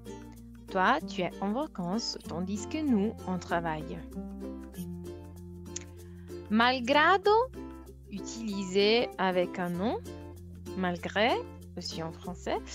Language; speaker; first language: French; non-native, fluent; Italian